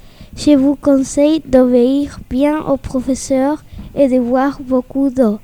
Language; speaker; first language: French; non-native, learner; Spanish